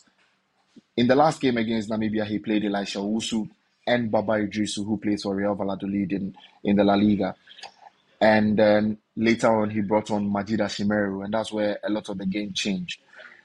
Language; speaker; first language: English; non-native, local second language; Akan